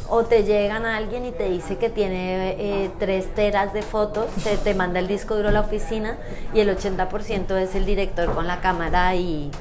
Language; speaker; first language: Spanish; native; Spanish